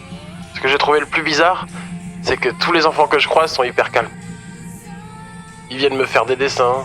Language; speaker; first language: French; native; French